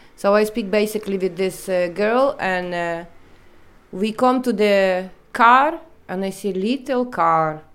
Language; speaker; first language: English; non-native, learner; Ukrainian